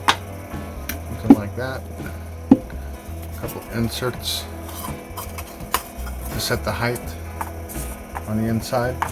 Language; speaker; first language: English; native; English